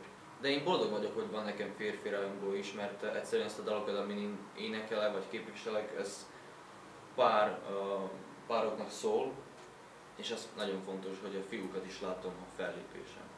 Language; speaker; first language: Hungarian; non-native, learner; Slovak